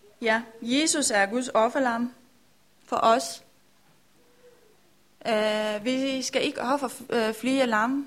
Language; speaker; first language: Danish; non-native, learner; Romanian